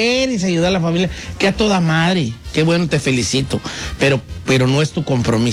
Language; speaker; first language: Spanish; native; Spanish